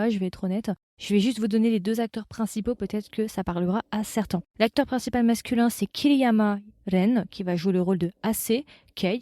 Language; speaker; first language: French; native; French